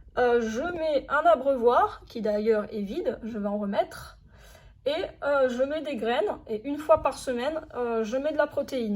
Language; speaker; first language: French; native; French